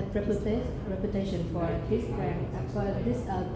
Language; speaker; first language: English; non-native, learner; Vietnamese